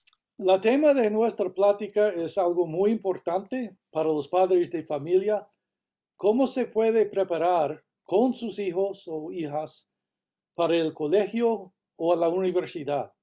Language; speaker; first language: Spanish; early bilingual, heritage; Spanish